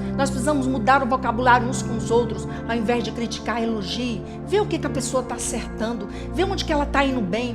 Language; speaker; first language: Portuguese; native; Portuguese